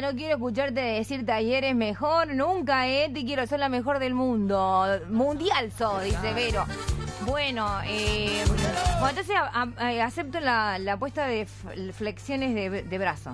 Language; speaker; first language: Spanish; native; Spanish